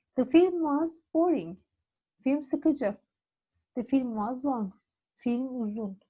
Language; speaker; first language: English; non-native, fluent; Turkish